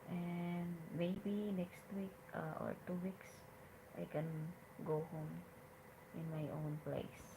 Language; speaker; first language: English; non-native, learner; Hiligaynon